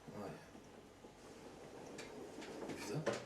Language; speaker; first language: French; native; French